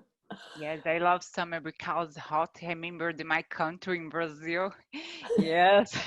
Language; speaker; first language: English; non-native, learner; Portuguese